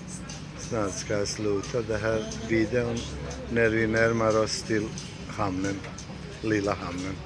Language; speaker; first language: Swedish; non-native, fluent; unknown